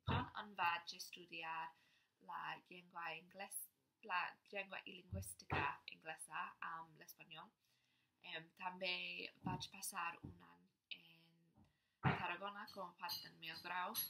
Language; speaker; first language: Catalan; non-native, learner; English